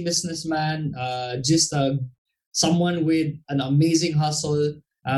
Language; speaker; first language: English; non-native, local second language; Hiligaynon